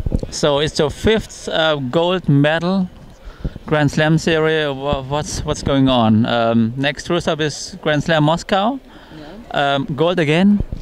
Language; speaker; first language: English; non-native, learner; German